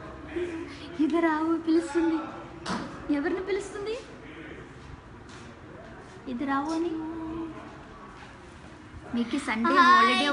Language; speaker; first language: Telugu; non-native, local second language; Malayalam